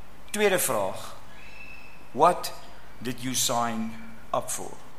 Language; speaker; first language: English; non-native, local second language; Afrikaans